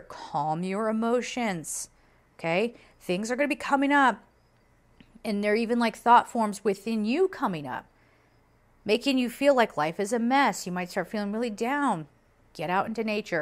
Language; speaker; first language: English; native; English